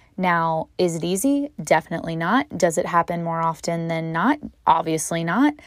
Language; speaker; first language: English; native; English